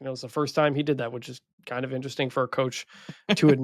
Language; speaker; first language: English; native; English